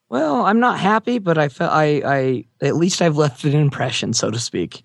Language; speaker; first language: English; native; English